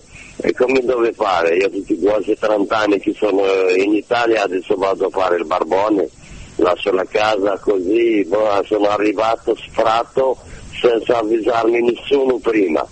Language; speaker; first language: Italian; non-native, learner; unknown